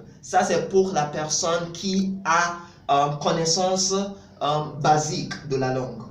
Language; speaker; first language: French; non-native, fluent; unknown